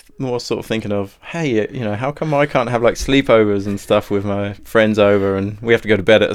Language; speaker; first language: English; native; English